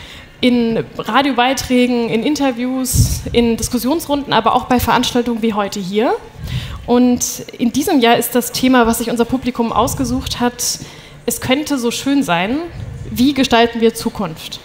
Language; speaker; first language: German; native; German